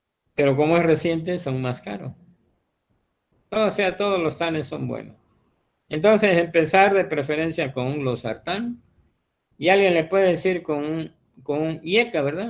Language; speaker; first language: Spanish; native; Spanish